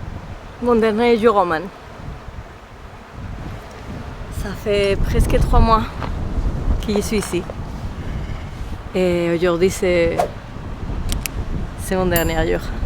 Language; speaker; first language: French; non-native, fluent; Spanish